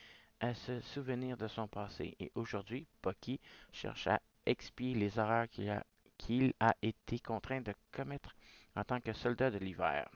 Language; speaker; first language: French; native; French